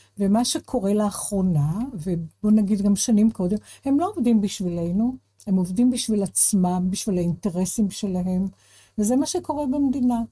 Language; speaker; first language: Hebrew; native; Hebrew